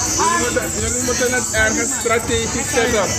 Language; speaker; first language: Dutch; non-native, local second language; Sranan Tongo